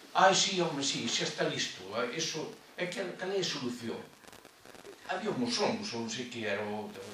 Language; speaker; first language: Galician; native; Galician